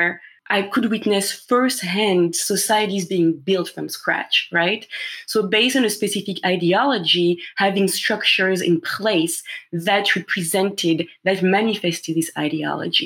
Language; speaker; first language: English; non-native, fluent; French